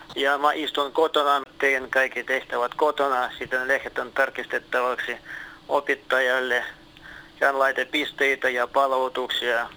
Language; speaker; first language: Finnish; non-native, learner; Russian